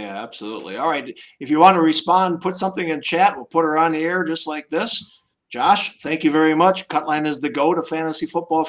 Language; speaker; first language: English; native; English